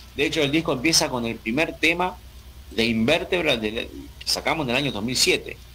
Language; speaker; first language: Spanish; native; Spanish